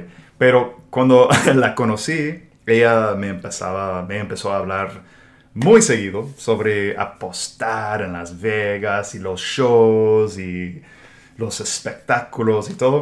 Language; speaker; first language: Spanish; non-native, fluent; English